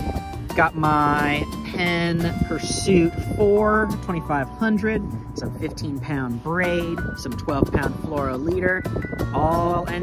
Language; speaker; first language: English; native; English